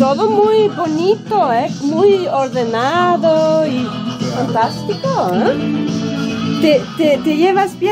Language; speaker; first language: Spanish; non-native, fluent; Swedish